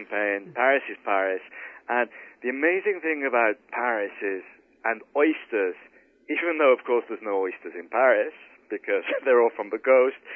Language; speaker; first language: English; native; English